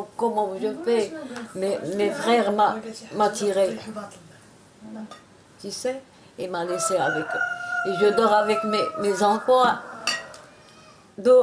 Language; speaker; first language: French; non-native, learner; Arabic